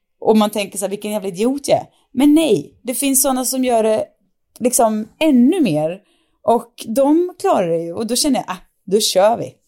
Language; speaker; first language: Swedish; native; Swedish